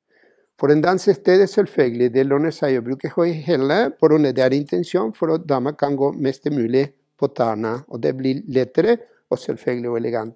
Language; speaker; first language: Norwegian; non-native, fluent; Spanish